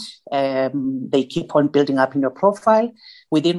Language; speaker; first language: English; non-native, local second language; Zulu